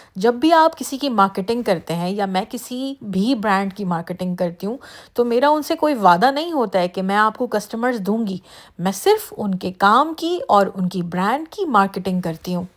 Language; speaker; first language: Urdu; native; Urdu